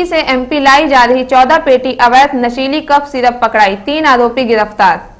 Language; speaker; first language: Hindi; native; Hindi